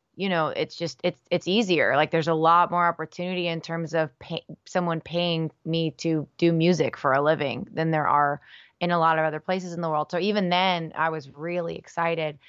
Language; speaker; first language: English; early bilingual, other home language; Spanish